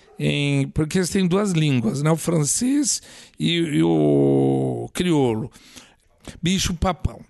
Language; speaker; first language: Portuguese; native; Portuguese